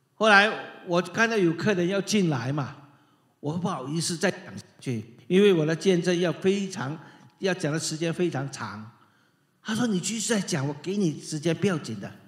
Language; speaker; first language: Chinese; native; Chinese